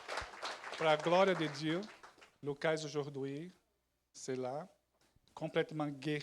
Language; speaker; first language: French; non-native, learner; Portuguese